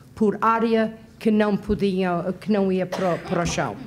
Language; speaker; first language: Portuguese; native; Portuguese